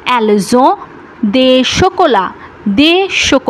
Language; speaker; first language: French; non-native, fluent; Bangla